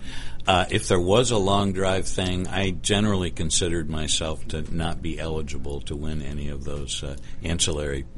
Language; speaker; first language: English; native; English